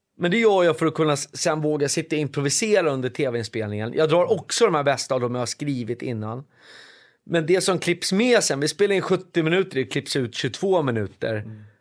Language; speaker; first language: Swedish; native; Swedish